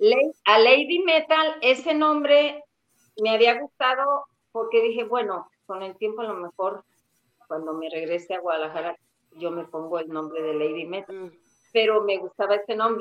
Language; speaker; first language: Spanish; native; Spanish